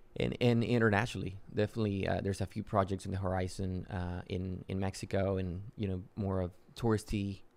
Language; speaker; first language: English; non-native, fluent; Spanish